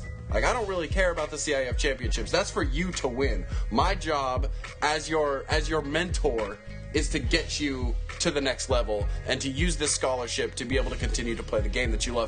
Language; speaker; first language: English; native; English